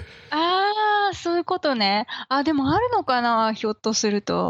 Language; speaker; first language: English; non-native, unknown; Japanese